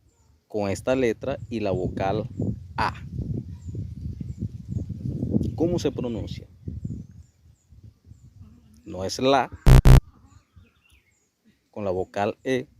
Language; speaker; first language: Spanish; non-native, local second language; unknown